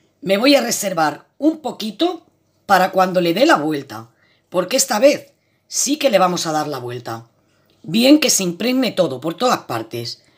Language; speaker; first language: Spanish; native; Spanish